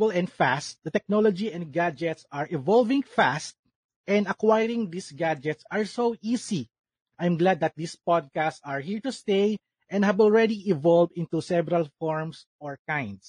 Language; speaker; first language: English; non-native, local second language; Filipino